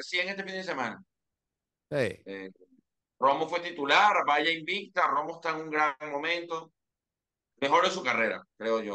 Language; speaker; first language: Spanish; native; Spanish